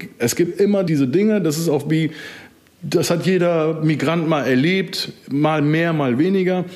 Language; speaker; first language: German; early bilingual, other home language; Turkish